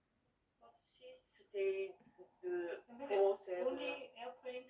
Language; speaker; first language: English; non-native, learner; Japanese